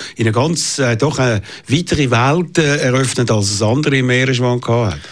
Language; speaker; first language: German; native; German